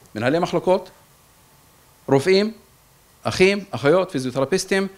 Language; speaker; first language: Hebrew; native; Hebrew